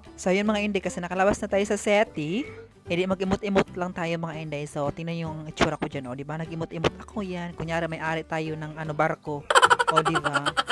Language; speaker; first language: Filipino; non-native, local second language; Cebuano